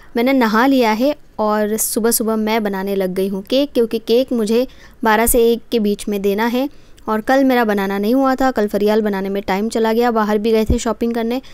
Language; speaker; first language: Hindi; non-native, local second language; Marathi